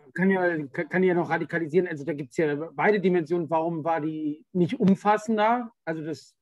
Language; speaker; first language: German; native; German